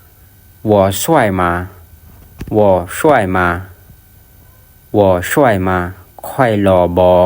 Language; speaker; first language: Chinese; non-native, fluent; Lao